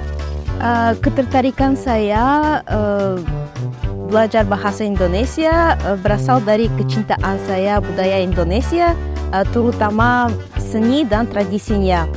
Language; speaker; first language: Indonesian; non-native, fluent; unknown